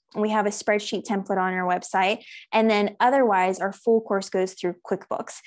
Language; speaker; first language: English; native; English